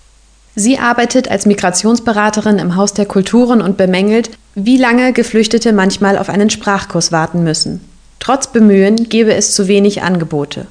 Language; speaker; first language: German; native; German